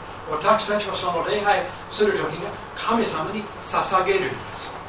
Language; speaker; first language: Japanese; non-native, fluent; English